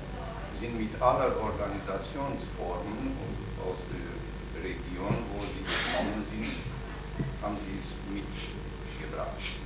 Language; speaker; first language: German; non-native, fluent; Romanian